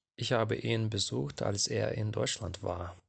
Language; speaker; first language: German; non-native, fluent; Ukrainian